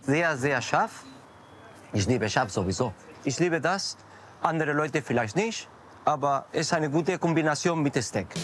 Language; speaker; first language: German; non-native, learner; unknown